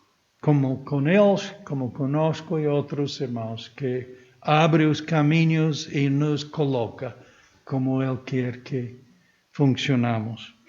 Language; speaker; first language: Portuguese; non-native, fluent; English